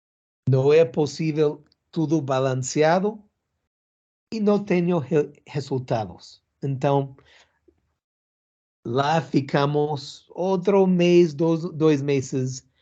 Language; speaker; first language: Portuguese; non-native, learner; English